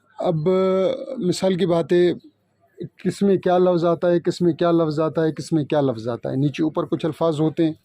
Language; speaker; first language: Urdu; non-native, local second language; Sindhi